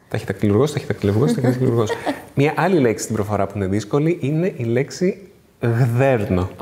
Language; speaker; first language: Greek; native; Greek